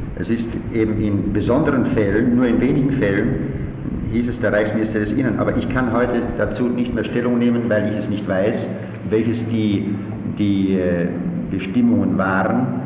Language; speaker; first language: German; native; German